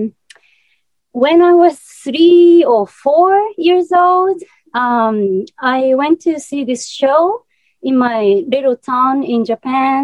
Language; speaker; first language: English; non-native, fluent; Japanese